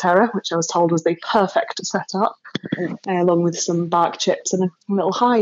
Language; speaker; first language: English; native; English